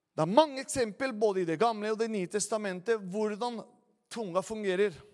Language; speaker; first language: Norwegian; non-native, fluent; Spanish